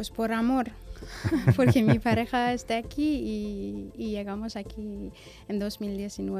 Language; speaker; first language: Spanish; non-native, fluent; Persian